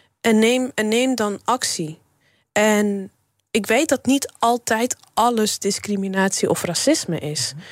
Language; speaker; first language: Dutch; early bilingual, other home language; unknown